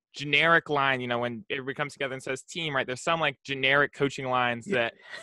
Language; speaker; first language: English; native; English